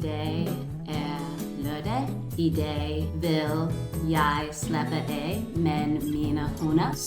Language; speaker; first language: Danish; non-native, learner; English